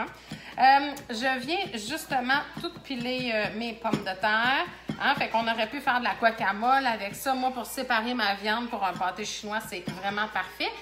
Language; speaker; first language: French; native; French